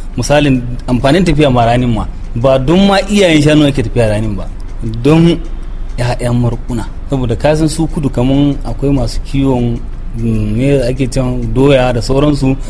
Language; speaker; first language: Hausa; non-native, local second language; Fula